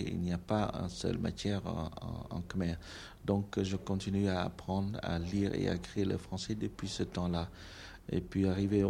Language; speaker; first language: French; non-native, local second language; Khmer